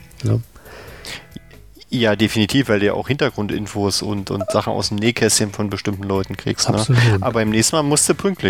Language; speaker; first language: German; native; German